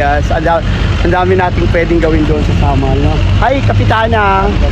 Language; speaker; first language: Filipino; native; Filipino